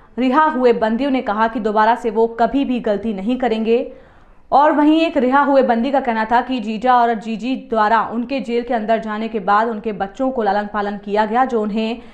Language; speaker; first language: Hindi; native; Hindi